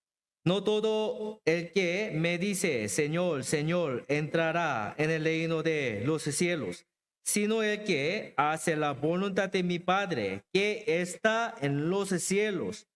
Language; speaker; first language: Spanish; non-native, learner; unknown